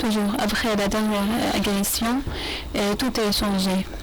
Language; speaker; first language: French; non-native, learner; Arabic